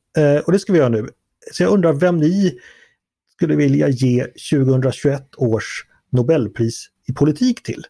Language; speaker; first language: Swedish; native; Swedish